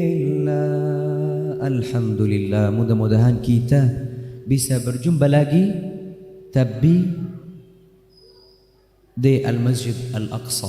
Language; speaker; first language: Indonesian; non-native, fluent; Arabic